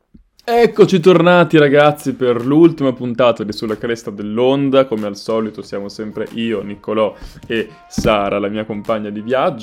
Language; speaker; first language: Italian; native; Italian